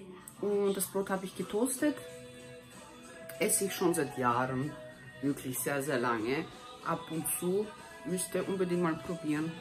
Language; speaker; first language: German; early bilingual, heritage; German